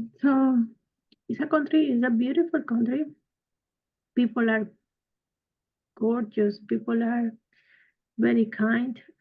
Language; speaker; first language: English; non-native, fluent; Spanish